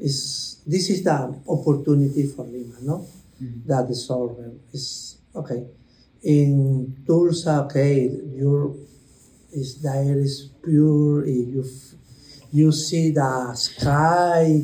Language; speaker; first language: English; non-native, learner; Spanish